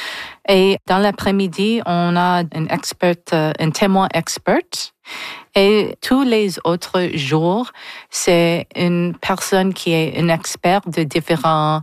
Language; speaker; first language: French; non-native, local second language; English